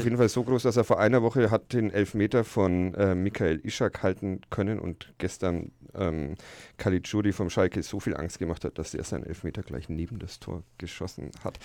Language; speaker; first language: German; native; German